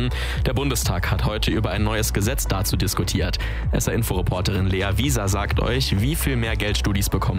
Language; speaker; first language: German; native; German